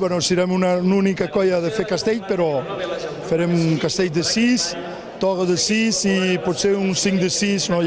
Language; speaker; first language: Catalan; non-native, local second language; French